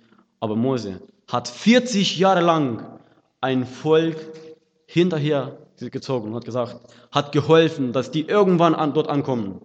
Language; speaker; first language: German; non-native, fluent; Russian